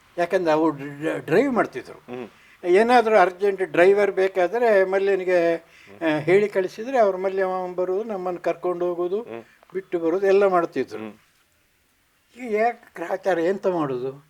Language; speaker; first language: Kannada; non-native, local second language; Konkani